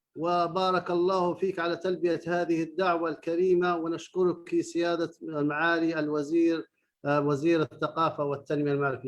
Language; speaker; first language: Arabic; native; Arabic